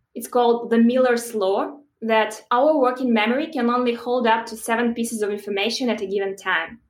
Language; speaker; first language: English; non-native, fluent; Russian